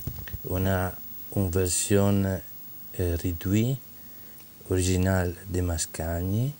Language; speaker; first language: French; non-native, fluent; Italian